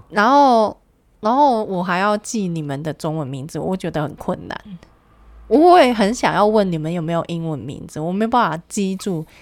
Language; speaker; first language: Chinese; non-native, local second language; Cantonese